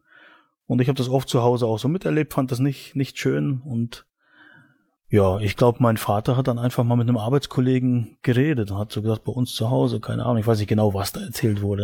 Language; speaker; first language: German; native; German